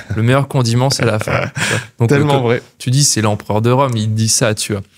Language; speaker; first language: French; native; French